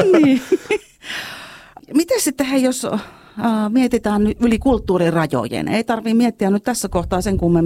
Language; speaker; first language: Finnish; native; Finnish